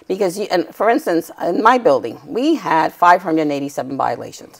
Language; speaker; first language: English; native; English